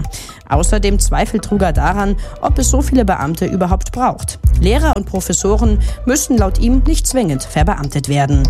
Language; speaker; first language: German; native; German